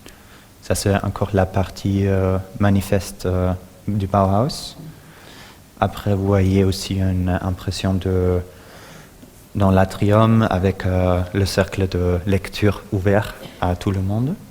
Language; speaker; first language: French; non-native, fluent; German